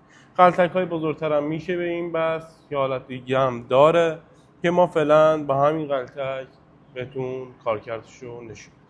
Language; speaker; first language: Persian; native; Persian